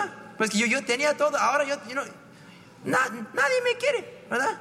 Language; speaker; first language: Spanish; non-native, fluent; English